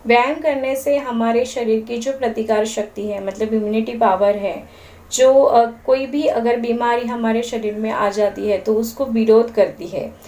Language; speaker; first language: Hindi; non-native, local second language; Marathi